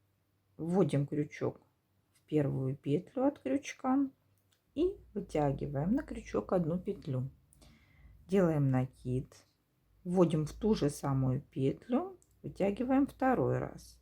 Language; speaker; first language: Russian; native; Russian